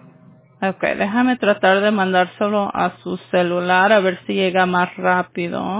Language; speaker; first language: Spanish; early bilingual, heritage; Spanish